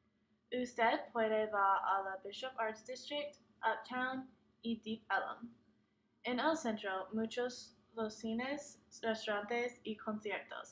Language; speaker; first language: Spanish; non-native, learner; English